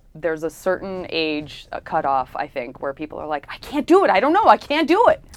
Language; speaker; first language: English; native; English